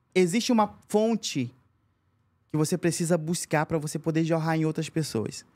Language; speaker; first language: Portuguese; native; Portuguese